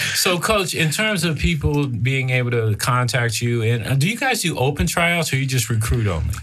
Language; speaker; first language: English; native; English